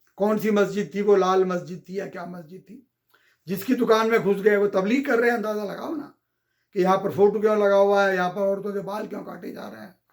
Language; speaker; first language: Urdu; native; Urdu